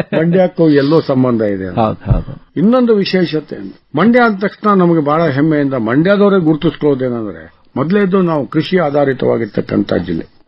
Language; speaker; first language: Kannada; native; Kannada